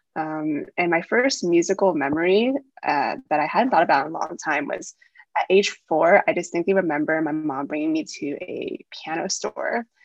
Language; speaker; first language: English; early bilingual, other home language; Wu Chinese